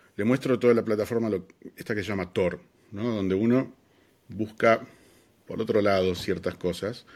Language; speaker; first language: Spanish; native; Spanish